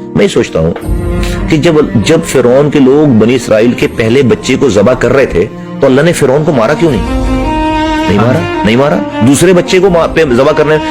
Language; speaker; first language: Urdu; native; Urdu